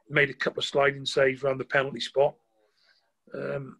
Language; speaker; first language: English; native; English